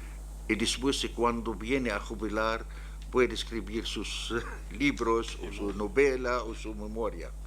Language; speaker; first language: Spanish; non-native, learner; Arabic